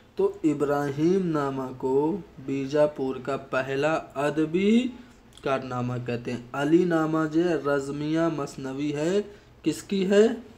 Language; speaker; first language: Urdu; native; Urdu